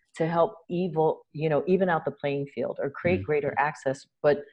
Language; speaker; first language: English; native; English